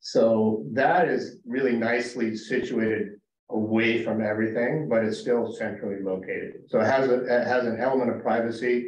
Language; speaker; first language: English; native; English